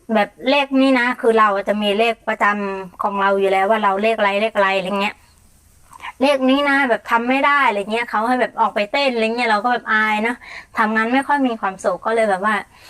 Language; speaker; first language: Thai; non-native, fluent; Mon